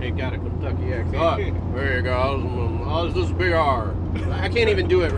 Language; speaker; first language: English; native; English